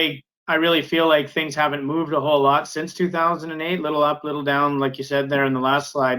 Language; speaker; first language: English; native; English